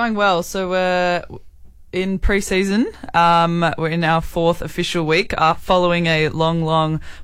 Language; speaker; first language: English; native; English